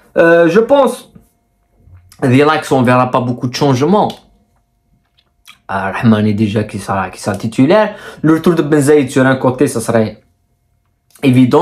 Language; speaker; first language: French; non-native, local second language; Kabyle